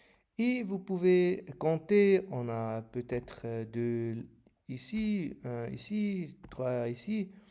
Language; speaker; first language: French; non-native, learner; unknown